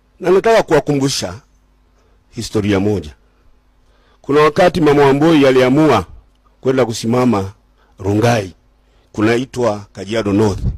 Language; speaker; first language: Swahili; non-native, local second language; Kikuyu